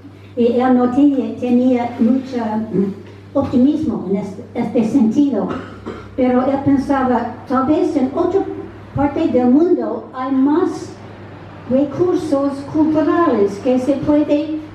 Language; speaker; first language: Spanish; non-native, fluent; English